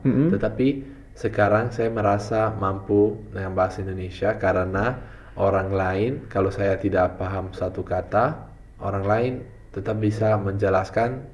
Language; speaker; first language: Indonesian; non-native, fluent; Italian